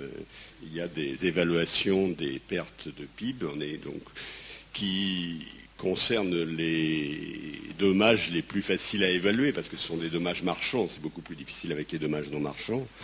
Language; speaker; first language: French; native; French